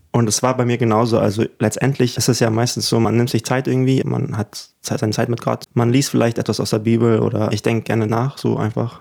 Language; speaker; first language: German; early bilingual, other home language; Ukrainian